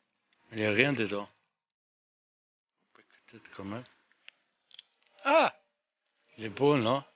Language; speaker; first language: French; non-native, fluent; German